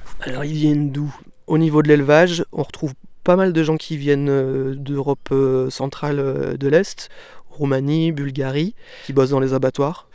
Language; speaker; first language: French; native; French